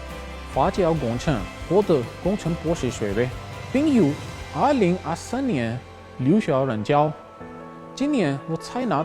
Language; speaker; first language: Chinese; non-native, fluent; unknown